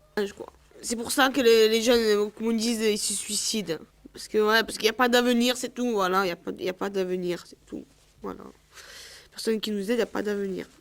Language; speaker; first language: French; native; French